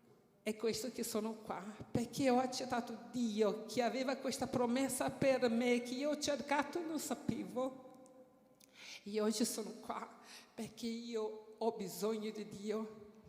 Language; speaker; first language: Italian; non-native, fluent; Portuguese